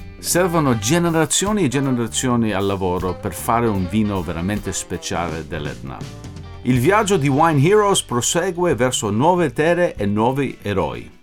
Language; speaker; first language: Italian; non-native, fluent; English